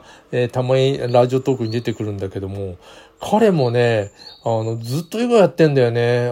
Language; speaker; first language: Japanese; native; Japanese